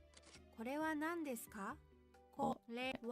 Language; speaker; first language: Japanese; non-native, learner; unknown